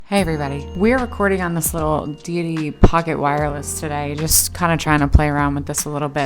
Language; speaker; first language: English; native; English